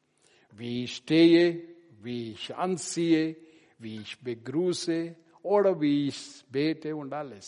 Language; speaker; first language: German; non-native, learner; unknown